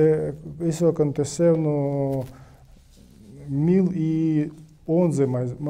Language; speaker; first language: Portuguese; non-native, learner; Ukrainian